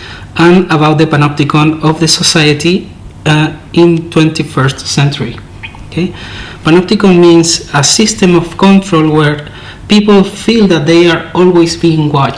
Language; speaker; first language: English; non-native, fluent; Spanish